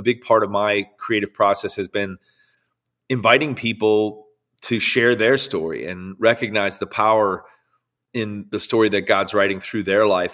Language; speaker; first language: English; native; English